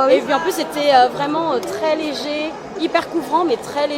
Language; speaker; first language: French; native; French